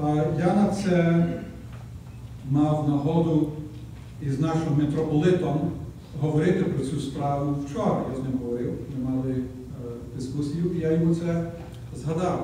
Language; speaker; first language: Ukrainian; early bilingual, heritage; Ukrainian